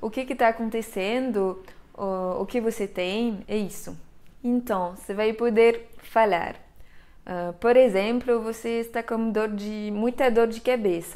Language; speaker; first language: Portuguese; non-native, fluent; French